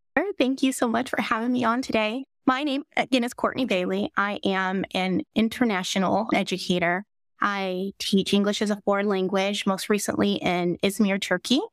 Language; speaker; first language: English; native; English